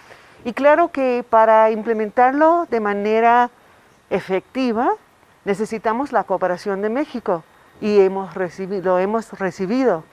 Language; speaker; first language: Spanish; non-native, fluent; English